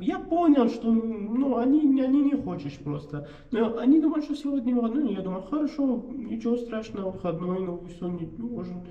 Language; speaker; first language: Russian; non-native, learner; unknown